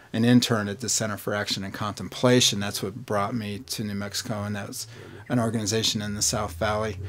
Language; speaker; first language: English; native; English